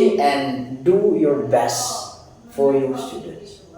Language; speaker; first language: English; non-native, fluent; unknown